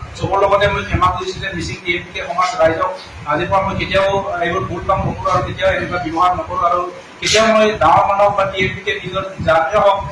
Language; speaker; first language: Assamese; non-native, local second language; Mising